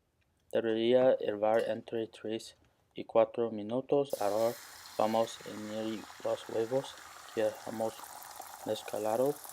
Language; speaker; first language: Spanish; non-native, learner; English